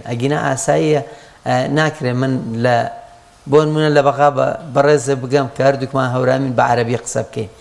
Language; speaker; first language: Central Kurdish; non-native, local second language; Gurani